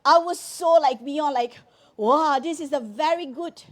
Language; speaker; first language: English; non-native, local second language; Malay